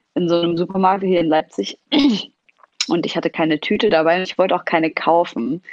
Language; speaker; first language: German; non-native, fluent; Arabic